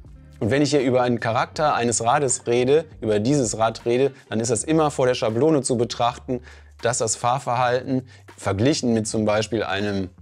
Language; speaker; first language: German; native; German